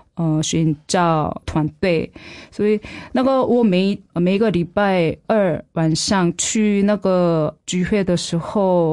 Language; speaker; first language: Chinese; non-native, fluent; Korean